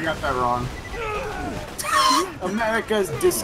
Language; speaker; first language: English; native; English